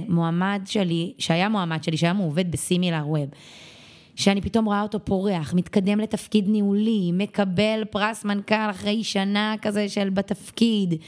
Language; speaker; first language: Hebrew; native; Hebrew